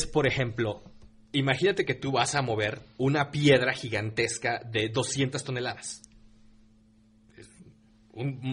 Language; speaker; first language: Spanish; native; Spanish